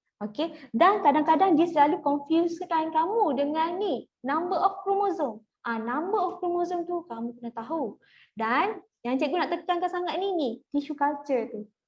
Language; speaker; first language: Malay; native; Malay